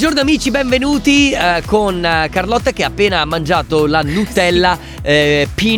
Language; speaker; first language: Italian; native; Italian